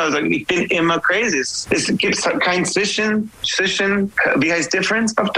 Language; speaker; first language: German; non-native, learner; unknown